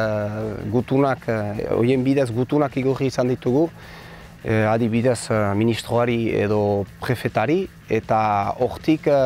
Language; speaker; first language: Basque; native; Basque